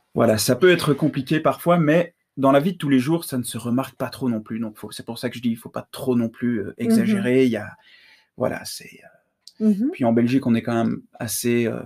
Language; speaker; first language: French; native; French